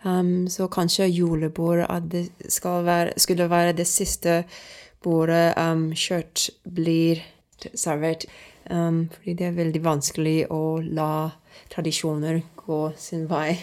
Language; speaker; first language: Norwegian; non-native, fluent; Swedish